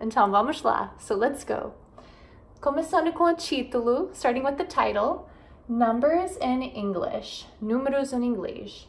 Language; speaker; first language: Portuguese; non-native, fluent; English